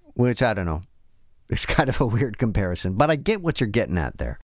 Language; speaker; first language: English; native; English